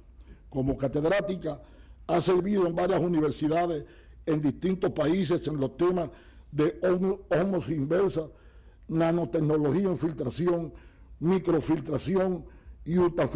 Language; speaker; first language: Spanish; native; Spanish